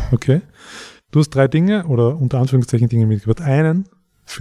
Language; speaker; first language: German; native; German